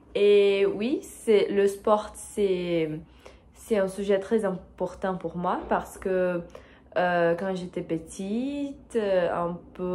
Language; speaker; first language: French; non-native, fluent; Portuguese